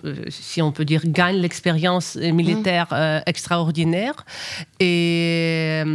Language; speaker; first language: French; non-native, fluent; Ukrainian